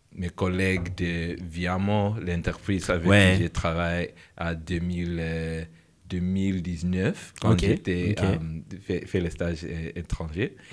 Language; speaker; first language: French; non-native, learner; English